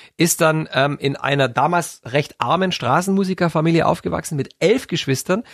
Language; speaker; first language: German; native; German